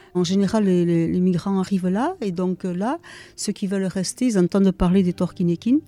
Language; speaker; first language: French; native; French